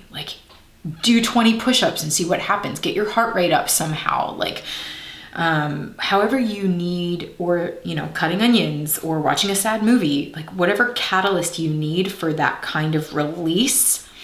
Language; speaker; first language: English; native; English